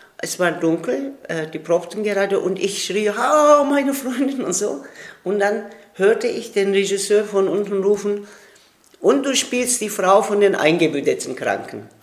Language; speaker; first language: German; non-native, fluent; Turkish